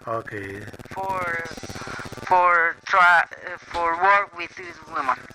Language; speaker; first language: English; non-native, learner; Spanish